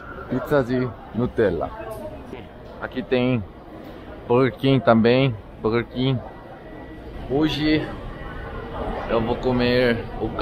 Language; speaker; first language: Portuguese; non-native, learner; Korean